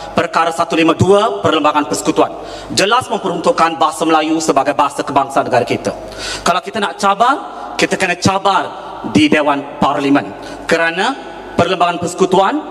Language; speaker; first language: Malay; non-native, local second language; Tamil